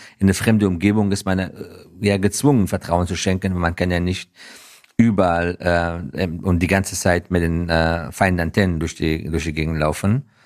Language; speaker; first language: German; non-native, fluent; Persian